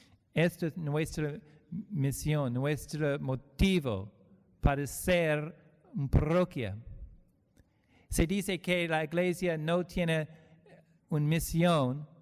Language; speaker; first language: Spanish; non-native, learner; English